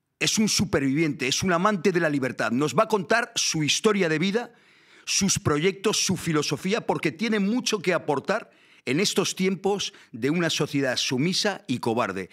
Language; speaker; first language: Spanish; native; Spanish